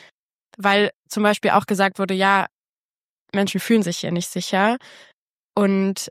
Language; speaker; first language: German; native; German